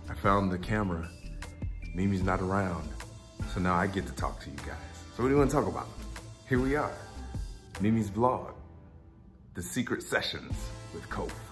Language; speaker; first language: English; native; English